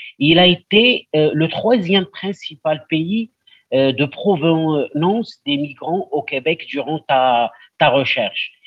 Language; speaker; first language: French; non-native, local second language; Arabic